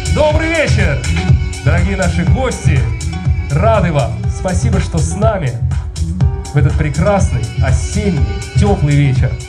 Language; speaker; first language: Russian; native; Russian